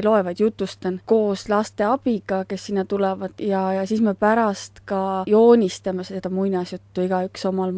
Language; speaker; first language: Estonian; native; Estonian